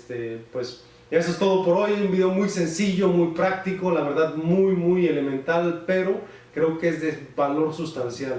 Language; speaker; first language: Spanish; native; Spanish